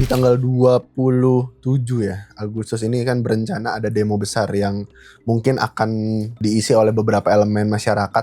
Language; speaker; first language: Indonesian; native; Indonesian